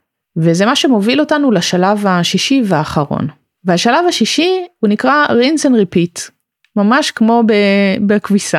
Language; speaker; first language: Hebrew; native; Hebrew